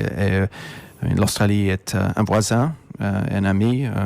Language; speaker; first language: French; non-native, fluent; English